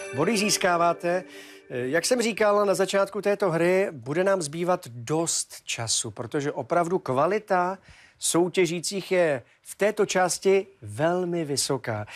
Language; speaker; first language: Czech; native; Czech